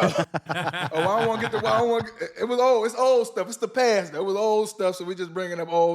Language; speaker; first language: English; native; English